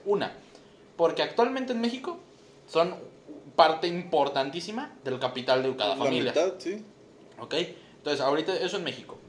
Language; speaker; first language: Spanish; native; Spanish